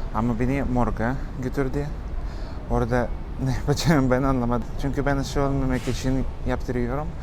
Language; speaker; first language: Turkish; non-native, learner; Russian